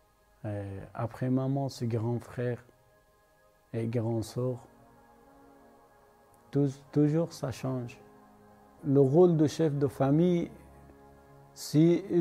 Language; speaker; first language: French; non-native, learner; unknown